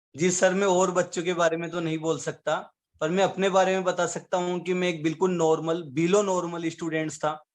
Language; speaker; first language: Hindi; native; Hindi